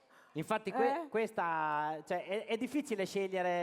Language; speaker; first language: Italian; native; Italian